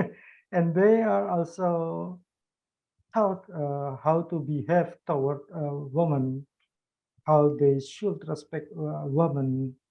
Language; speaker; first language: English; non-native, learner; Indonesian